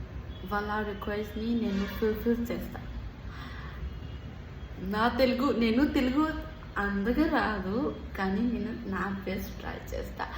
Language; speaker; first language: Telugu; non-native, learner; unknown